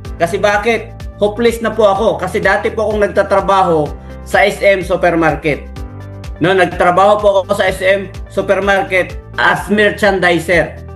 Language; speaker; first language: Filipino; non-native, local second language; Masbatenyo